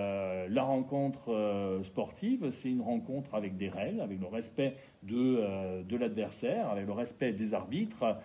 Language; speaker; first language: French; native; French